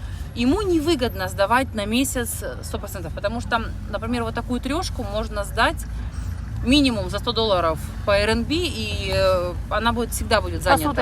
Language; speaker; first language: Russian; native; Russian